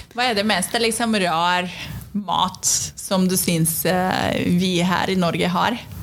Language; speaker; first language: Norwegian; non-native, fluent; Portuguese